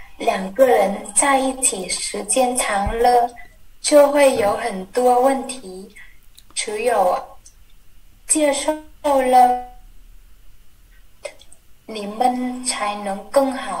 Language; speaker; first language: Chinese; non-native, learner; Vietnamese